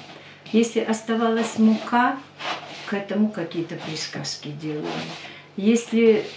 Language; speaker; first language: Russian; non-native, local second language; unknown